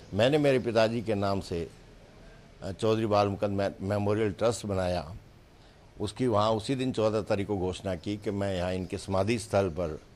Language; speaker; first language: Hindi; native; Hindi